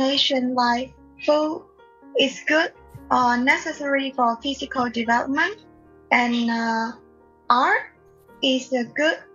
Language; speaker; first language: English; non-native, learner; Vietnamese